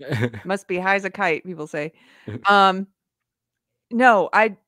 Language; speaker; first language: English; native; English